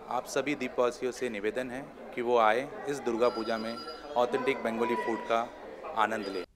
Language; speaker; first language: Hindi; native; Hindi